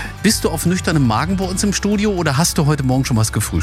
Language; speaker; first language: German; native; German